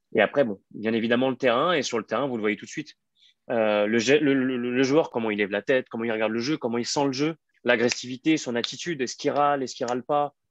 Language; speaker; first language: French; native; French